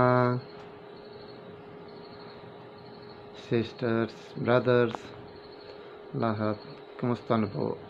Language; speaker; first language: Filipino; non-native, learner; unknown